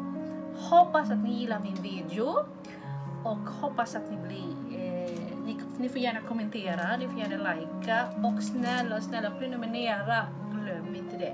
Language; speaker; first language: Swedish; non-native, fluent; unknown